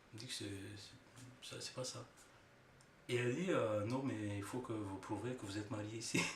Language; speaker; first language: French; non-native, fluent; Romanian